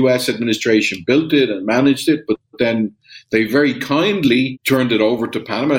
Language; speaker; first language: English; native; English